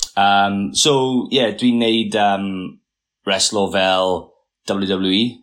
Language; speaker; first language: Welsh; non-native, local second language; English